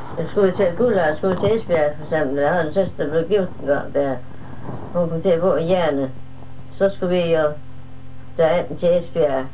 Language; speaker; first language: Danish; native; Danish